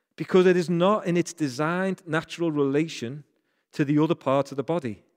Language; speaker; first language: English; native; English